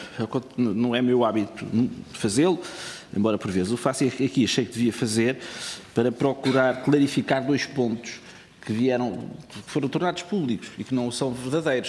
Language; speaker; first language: Portuguese; native; Portuguese